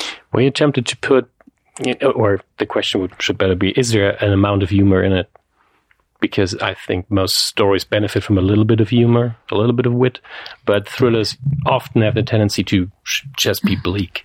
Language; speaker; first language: English; non-native, fluent; German